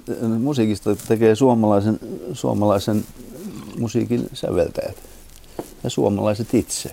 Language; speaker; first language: Finnish; native; Finnish